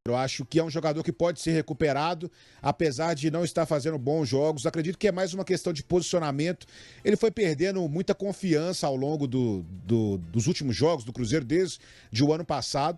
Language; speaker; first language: Portuguese; native; Portuguese